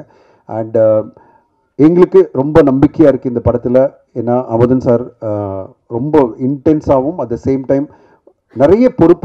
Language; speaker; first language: Tamil; native; Tamil